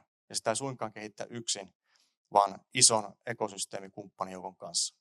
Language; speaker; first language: Finnish; native; Finnish